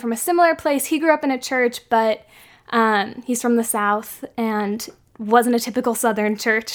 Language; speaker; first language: English; native; English